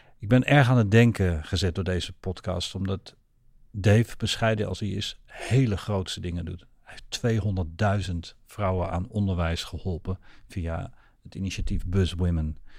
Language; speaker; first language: Dutch; native; Dutch